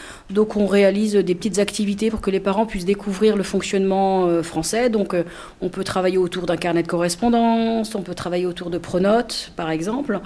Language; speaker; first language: French; native; French